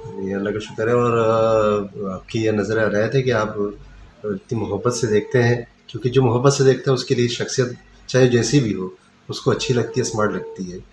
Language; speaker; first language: Urdu; non-native, local second language; Pashto